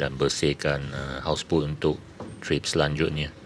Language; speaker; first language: Malay; native; Malay